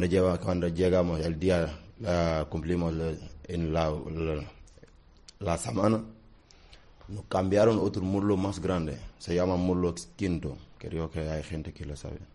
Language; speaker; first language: Spanish; non-native, learner; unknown